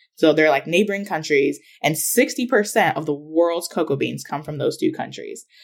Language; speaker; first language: English; early bilingual, other home language; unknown